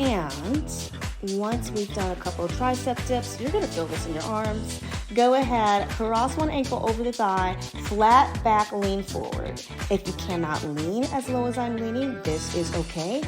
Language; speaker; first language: English; native; English